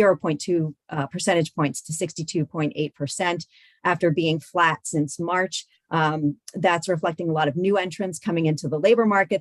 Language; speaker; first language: English; native; English